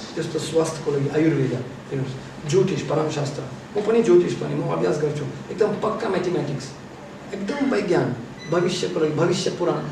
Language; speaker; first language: Nepali; non-native, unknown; Russian